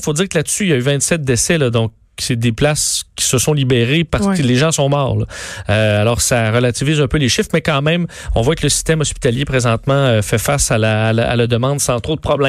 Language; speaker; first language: French; native; French